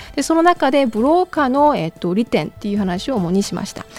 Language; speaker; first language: Japanese; non-native, fluent; Korean